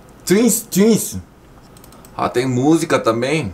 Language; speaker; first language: Portuguese; non-native, fluent; Korean